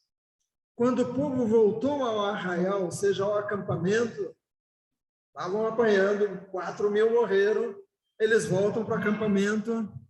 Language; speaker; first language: Portuguese; native; Portuguese